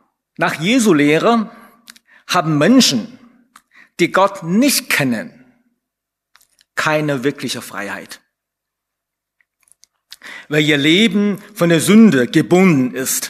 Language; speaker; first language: German; non-native, fluent; Chinese